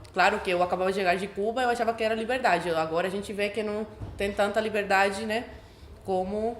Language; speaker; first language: Portuguese; early bilingual, other home language; Spanish